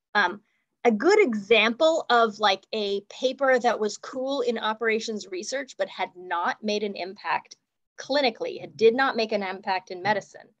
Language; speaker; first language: English; native; English